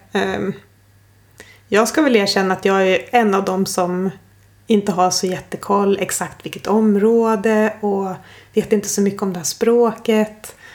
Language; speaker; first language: Swedish; native; Swedish